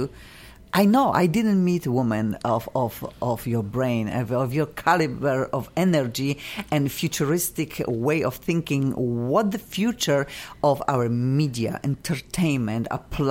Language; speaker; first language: English; non-native, fluent; Polish